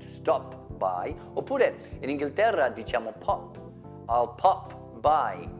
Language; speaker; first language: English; native; English